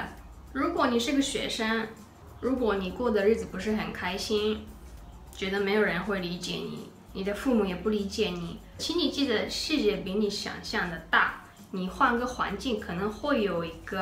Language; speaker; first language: Chinese; non-native, fluent; Japanese